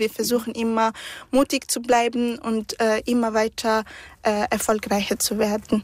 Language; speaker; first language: German; early bilingual, other home language; Arabic